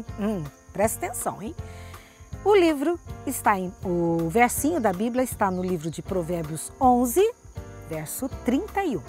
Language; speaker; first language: Portuguese; native; Portuguese